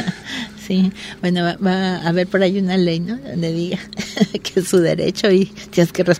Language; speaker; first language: Spanish; native; Spanish